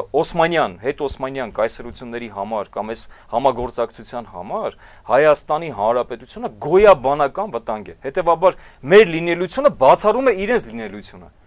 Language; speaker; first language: Armenian; native; Armenian